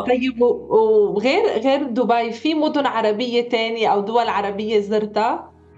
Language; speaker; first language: Arabic; native; Arabic